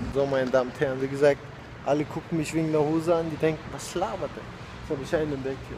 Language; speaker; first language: German; non-native, fluent; Russian